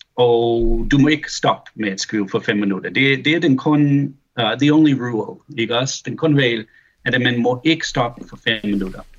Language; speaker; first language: Danish; early bilingual, heritage; Danish